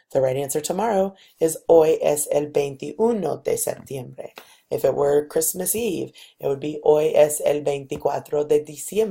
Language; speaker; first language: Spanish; non-native, fluent; English